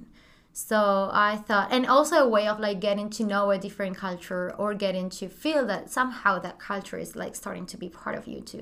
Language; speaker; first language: English; non-native, fluent; Spanish